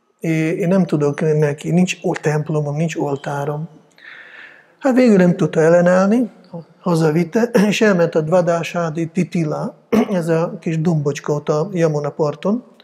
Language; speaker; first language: Hungarian; non-native, fluent; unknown